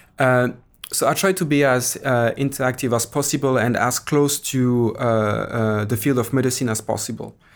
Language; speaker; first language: English; non-native, fluent; French